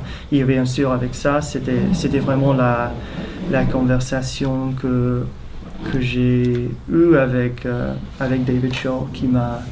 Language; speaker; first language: French; non-native, fluent; English